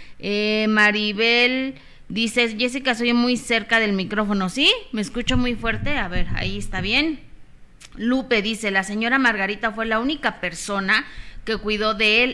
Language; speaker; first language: Spanish; native; Spanish